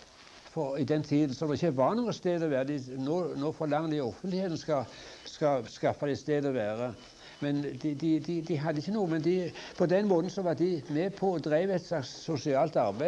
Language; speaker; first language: Norwegian; native; Norwegian